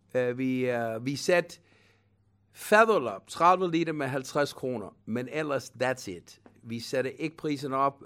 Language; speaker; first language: Danish; non-native, fluent; English